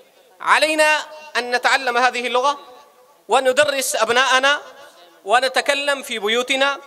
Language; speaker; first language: Arabic; non-native, fluent; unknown